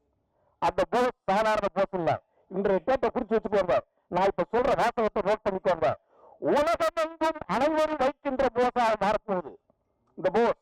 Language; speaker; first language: Tamil; native; Tamil